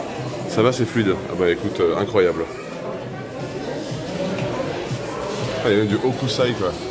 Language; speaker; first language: French; native; French